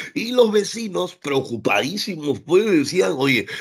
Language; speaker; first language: Spanish; native; Spanish